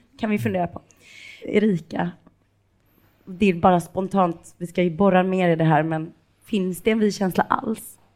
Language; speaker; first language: Swedish; native; Swedish